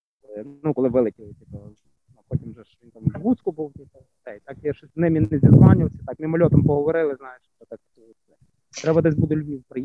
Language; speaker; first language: Ukrainian; native; Ukrainian